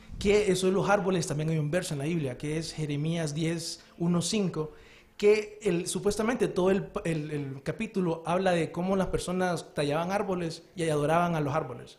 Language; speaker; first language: Spanish; native; Spanish